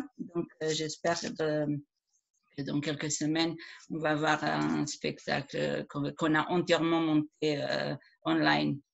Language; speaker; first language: French; non-native, fluent; Croatian